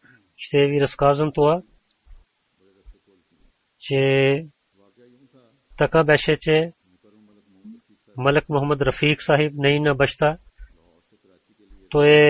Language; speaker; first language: Bulgarian; non-native, learner; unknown